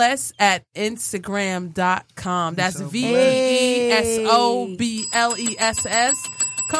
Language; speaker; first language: English; native; English